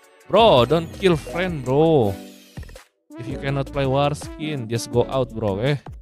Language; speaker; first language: English; non-native, learner; Indonesian